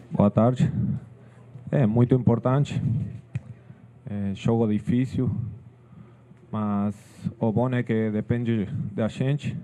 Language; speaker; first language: Portuguese; non-native, fluent; Spanish